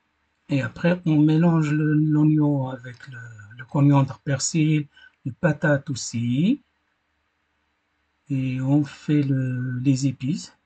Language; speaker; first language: French; non-native, fluent; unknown